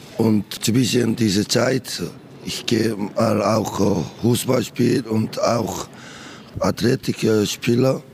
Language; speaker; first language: German; non-native, learner; Korean